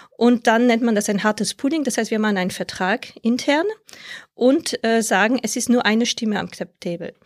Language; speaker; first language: German; non-native, fluent; French